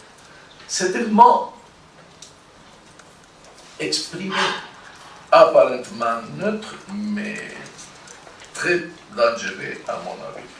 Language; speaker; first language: French; non-native, fluent; Spanish